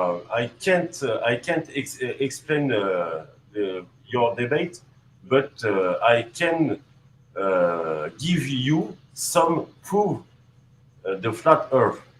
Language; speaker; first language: English; non-native, learner; French